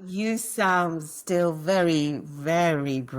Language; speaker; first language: English; native; English